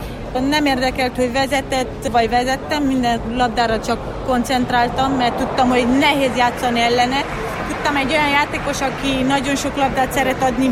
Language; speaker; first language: Hungarian; non-native, local second language; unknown